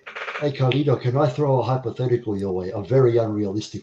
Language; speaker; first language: English; native; English